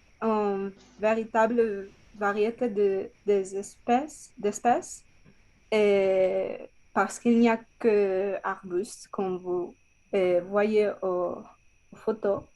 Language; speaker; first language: French; non-native, learner; Spanish